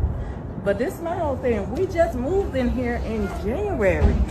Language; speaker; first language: English; native; English